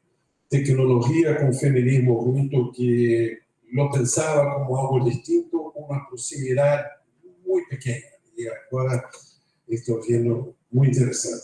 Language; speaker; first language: Spanish; non-native, fluent; Portuguese